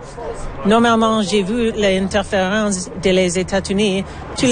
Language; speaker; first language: French; non-native, local second language; English